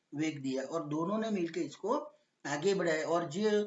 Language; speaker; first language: Hindi; non-native, local second language; Gujarati